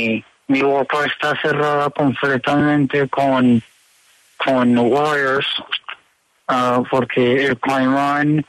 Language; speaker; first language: Spanish; early bilingual, heritage; Spanish